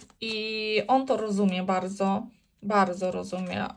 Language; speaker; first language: Polish; non-native, learner; Ukrainian